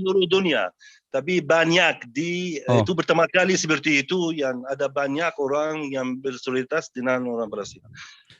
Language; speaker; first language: Indonesian; non-native, learner; Arabic